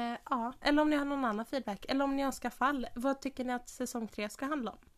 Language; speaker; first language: Swedish; native; Swedish